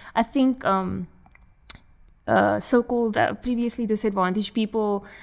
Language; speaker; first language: English; native; English